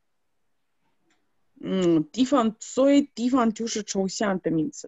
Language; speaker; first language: Chinese; non-native, fluent; Russian